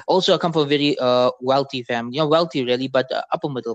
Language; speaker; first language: English; native; English